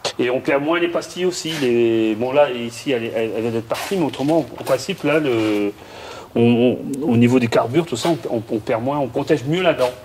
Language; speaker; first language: French; native; French